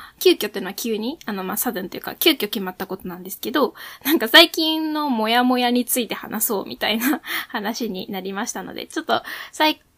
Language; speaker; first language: Japanese; native; Japanese